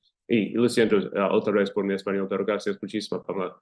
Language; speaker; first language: Spanish; non-native, learner; English